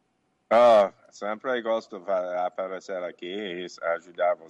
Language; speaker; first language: Portuguese; non-native, learner; English